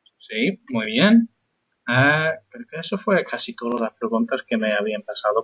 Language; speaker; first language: Spanish; non-native, fluent; English